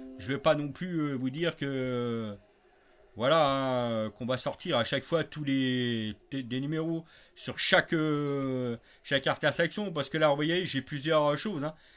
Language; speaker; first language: French; native; French